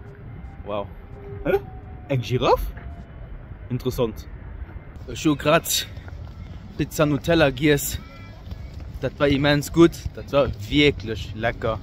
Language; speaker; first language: German; non-native, local second language; Luxembourgish